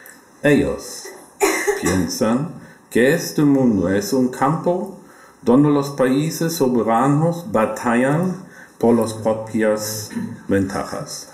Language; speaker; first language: Spanish; non-native, learner; German